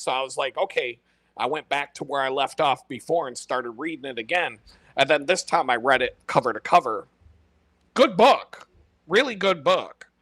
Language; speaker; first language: English; native; English